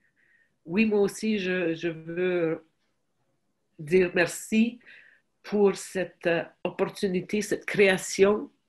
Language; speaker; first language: French; non-native, fluent; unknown